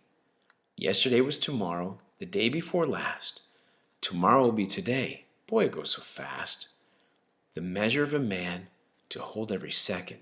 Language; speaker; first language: English; native; English